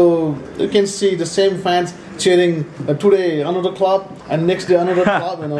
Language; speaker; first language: English; non-native, learner; Nepali